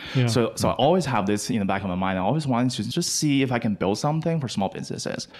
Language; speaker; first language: English; non-native, fluent; Chinese